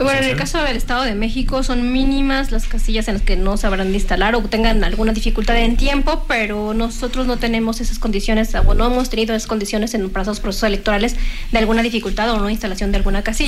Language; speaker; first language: Spanish; native; Spanish